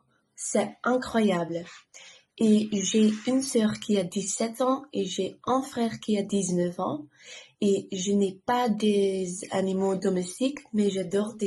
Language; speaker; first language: French; non-native, learner; Dutch